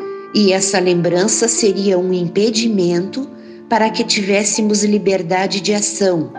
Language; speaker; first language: Portuguese; native; Portuguese